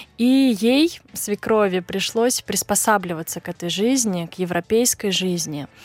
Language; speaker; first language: Russian; native; Russian